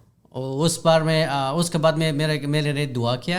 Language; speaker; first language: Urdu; non-native, learner; Hazaragi